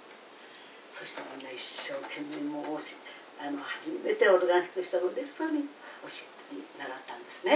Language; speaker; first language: Japanese; native; Japanese